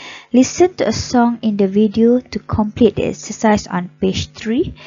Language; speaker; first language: English; non-native, local second language; Malay